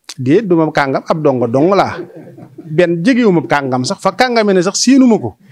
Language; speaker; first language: Wolof; native; Wolof